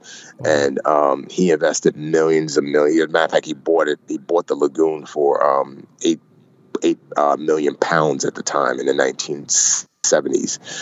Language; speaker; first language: English; native; English